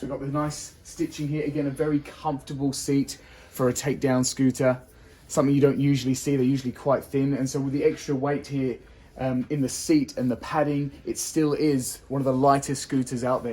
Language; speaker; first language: English; native; English